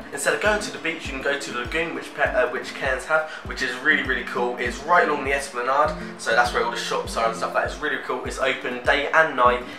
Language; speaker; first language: English; native; English